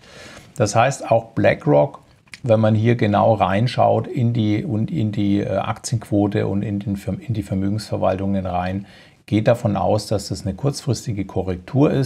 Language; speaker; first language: German; native; German